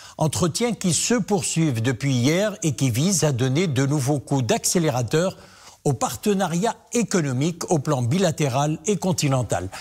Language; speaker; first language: French; non-native, local second language; Arabic